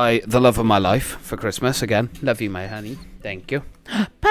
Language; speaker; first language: English; native; English